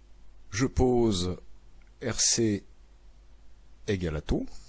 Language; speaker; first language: French; native; French